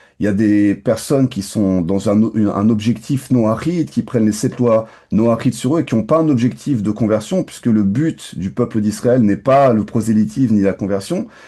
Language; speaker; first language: French; native; French